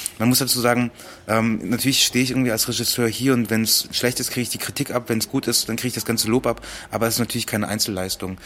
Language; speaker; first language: German; early bilingual, other home language; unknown